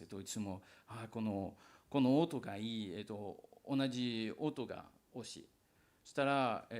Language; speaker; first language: Japanese; non-native, learner; English